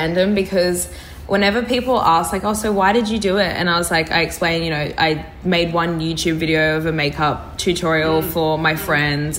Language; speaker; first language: English; native; English